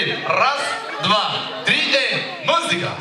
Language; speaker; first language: Russian; non-native, learner; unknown